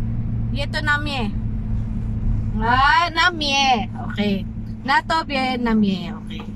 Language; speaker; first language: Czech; non-native, learner; Filipino